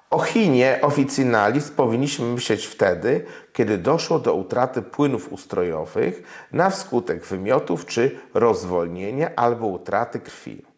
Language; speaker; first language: Polish; native; Polish